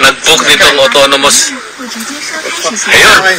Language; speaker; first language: Filipino; native; Filipino